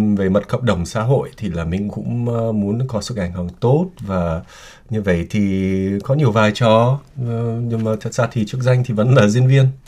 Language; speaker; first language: Vietnamese; non-native, fluent; English